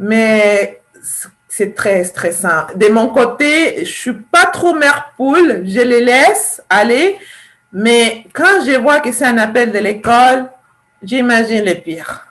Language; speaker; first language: French; non-native, fluent; Spanish